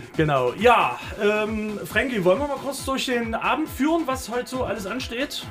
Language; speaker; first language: German; native; German